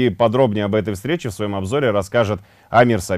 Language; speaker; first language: Russian; native; Russian